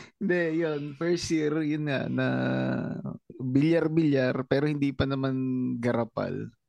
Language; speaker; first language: Filipino; native; Filipino